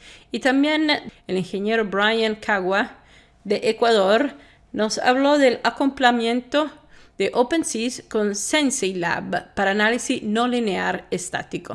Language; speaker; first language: Spanish; non-native, fluent; Italian